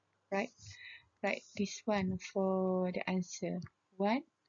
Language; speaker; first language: English; non-native, local second language; Malay